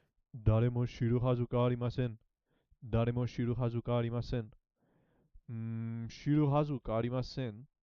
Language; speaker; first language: Japanese; non-native, learner; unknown